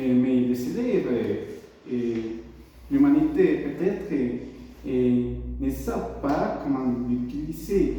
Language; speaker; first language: French; non-native, learner; Spanish